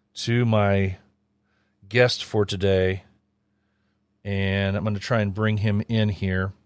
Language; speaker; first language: English; native; English